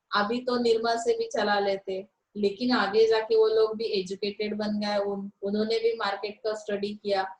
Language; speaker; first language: Hindi; non-native, local second language; Marathi